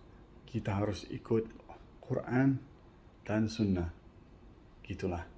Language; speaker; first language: Indonesian; non-native, fluent; English